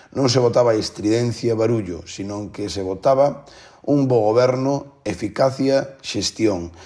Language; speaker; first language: Galician; native; Galician